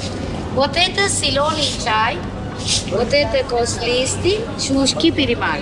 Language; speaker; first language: Russian; non-native, learner; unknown